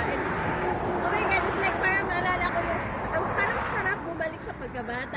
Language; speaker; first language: Filipino; non-native, local second language; Cebuano